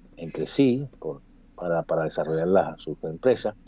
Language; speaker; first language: Spanish; native; Spanish